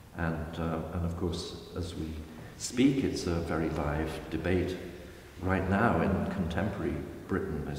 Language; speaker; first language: English; native; English